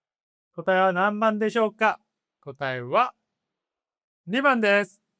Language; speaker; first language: Japanese; non-native, fluent; Korean